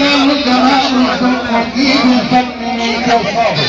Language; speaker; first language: Arabic; native; Arabic